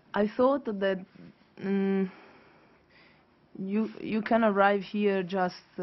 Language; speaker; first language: English; non-native, fluent; Italian